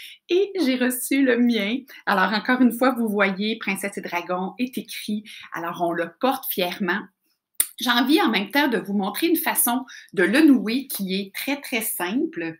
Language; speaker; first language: French; native; French